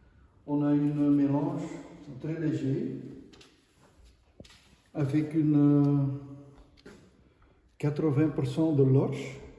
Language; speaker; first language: French; non-native, local second language; Dutch